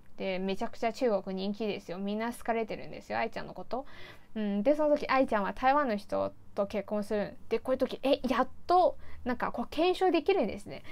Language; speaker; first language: Japanese; non-native, fluent; Chinese